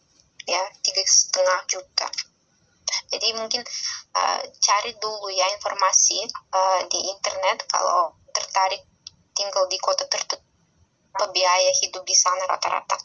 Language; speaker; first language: Indonesian; non-native, fluent; Russian